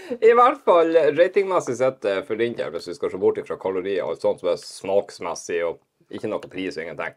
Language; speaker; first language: Norwegian; native; Norwegian